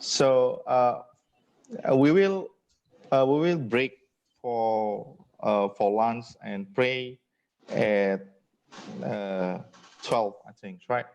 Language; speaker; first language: English; non-native, fluent; Indonesian